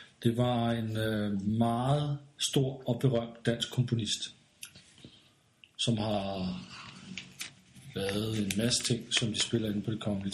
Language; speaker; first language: Danish; native; Danish